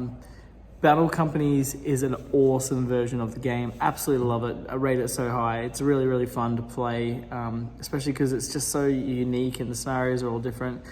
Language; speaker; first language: English; native; English